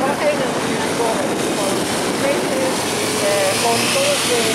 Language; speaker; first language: Spanish; non-native, learner; English